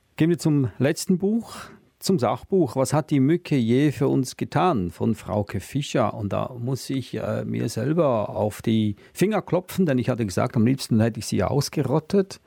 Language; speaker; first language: German; native; German